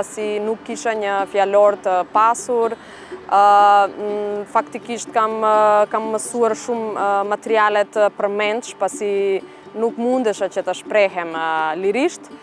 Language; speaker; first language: Albanian; non-native, local second language; Macedonian